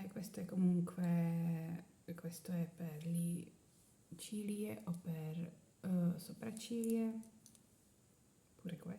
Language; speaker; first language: Italian; non-native, learner; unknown